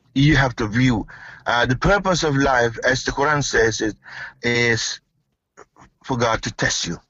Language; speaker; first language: English; non-native, local second language; Malay